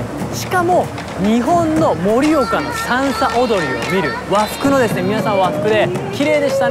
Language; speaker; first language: Japanese; native; Japanese